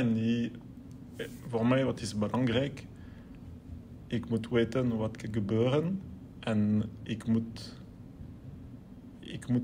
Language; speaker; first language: Dutch; non-native, local second language; French